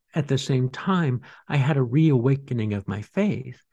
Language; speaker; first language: English; native; English